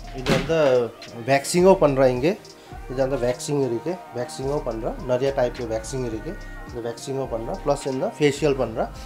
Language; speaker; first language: Tamil; non-native, learner; Nepali